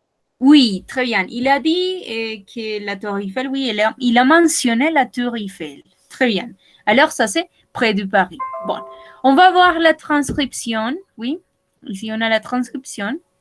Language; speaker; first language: French; non-native, learner; Spanish